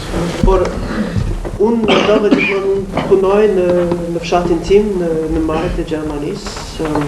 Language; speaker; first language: Albanian; non-native, fluent; English